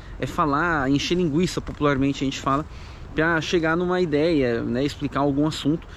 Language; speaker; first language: Portuguese; native; Portuguese